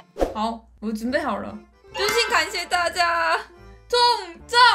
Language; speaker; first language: Chinese; non-native, fluent; Korean